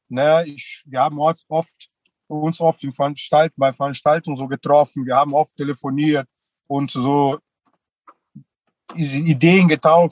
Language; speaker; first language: German; non-native, fluent; Portuguese